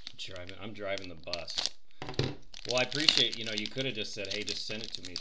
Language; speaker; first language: English; native; English